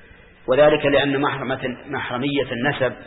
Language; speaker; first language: Arabic; native; Arabic